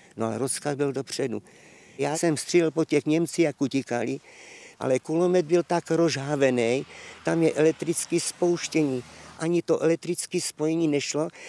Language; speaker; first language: Czech; early bilingual, heritage; Czech